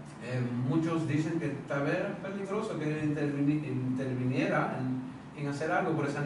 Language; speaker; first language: Spanish; native; Spanish